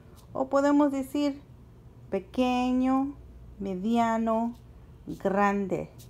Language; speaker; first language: Spanish; early bilingual, heritage; Spanish